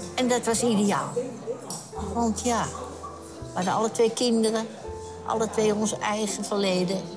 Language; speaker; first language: Dutch; native; Dutch